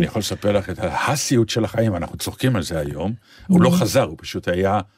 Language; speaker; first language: Hebrew; native; Hebrew